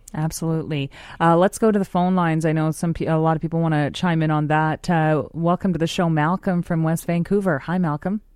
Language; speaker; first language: English; native; English